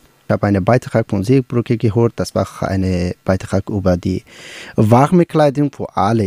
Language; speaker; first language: German; non-native, learner; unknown